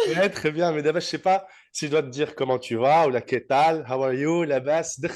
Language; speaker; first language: French; native; French